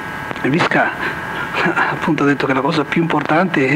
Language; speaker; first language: Italian; native; Italian